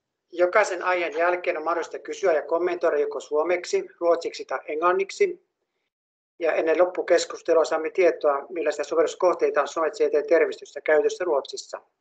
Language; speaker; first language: Finnish; native; Finnish